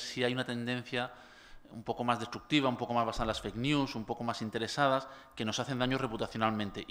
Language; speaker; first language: Spanish; native; Spanish